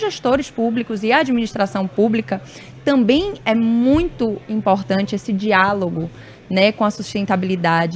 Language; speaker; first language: Portuguese; native; Portuguese